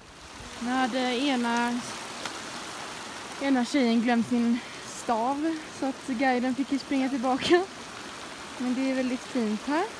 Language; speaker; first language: Swedish; native; Swedish